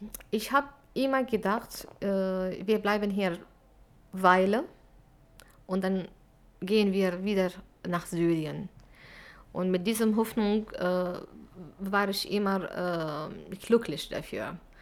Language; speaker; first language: German; non-native, fluent; Arabic